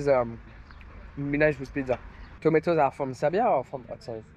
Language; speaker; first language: English; non-native, fluent; French